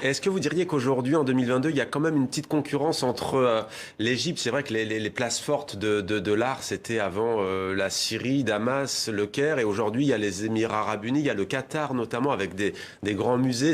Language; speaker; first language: French; native; French